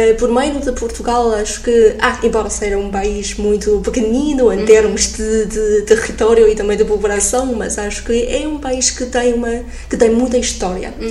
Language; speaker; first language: Portuguese; non-native, fluent; Chinese